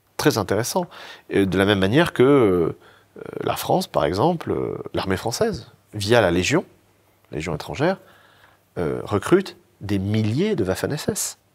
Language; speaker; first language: French; native; French